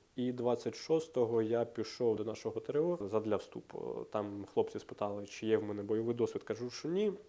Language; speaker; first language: Ukrainian; non-native, local second language; Russian